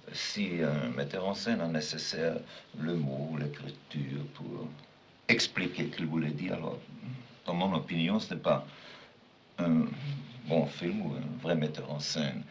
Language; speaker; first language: French; non-native, fluent; German